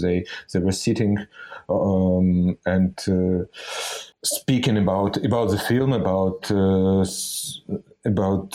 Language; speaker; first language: English; non-native, fluent; Russian